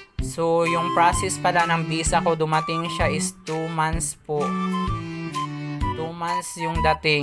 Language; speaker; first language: Filipino; native; Filipino